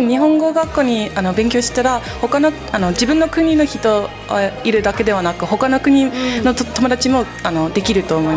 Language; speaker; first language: Japanese; non-native, learner; English